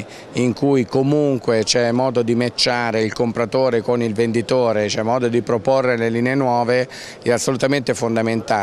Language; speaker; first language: Italian; native; Italian